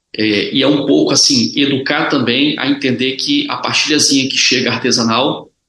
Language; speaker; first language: Portuguese; native; Portuguese